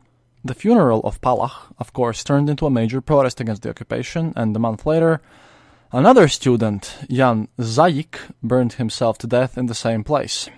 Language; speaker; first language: English; non-native, fluent; Latvian